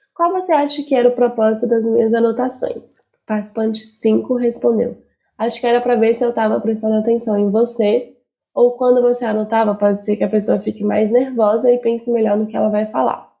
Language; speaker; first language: Portuguese; native; Portuguese